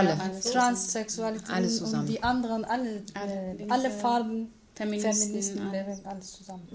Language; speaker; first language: German; non-native, learner; Kurdish